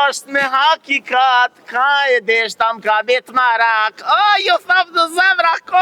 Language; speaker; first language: Albanian; native; Albanian